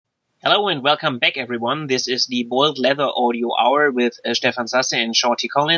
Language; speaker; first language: English; non-native, fluent; German